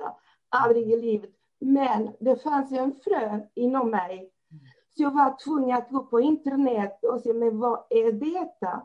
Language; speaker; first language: Swedish; non-native, fluent; Portuguese